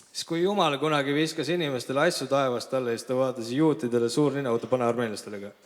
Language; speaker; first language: Estonian; early bilingual, other home language; Armenian